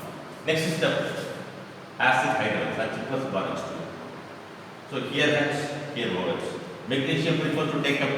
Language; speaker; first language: English; non-native, local second language; Tamil